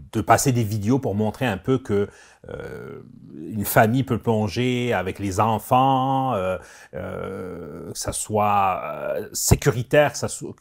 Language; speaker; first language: French; non-native, local second language; Arabic